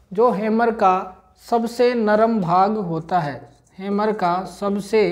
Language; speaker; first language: Hindi; native; Hindi